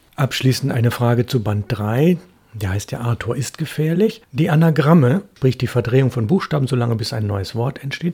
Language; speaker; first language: German; native; German